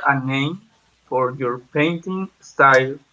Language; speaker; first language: English; non-native, learner; Spanish